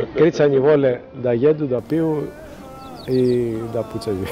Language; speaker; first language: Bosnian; non-native, learner; Greek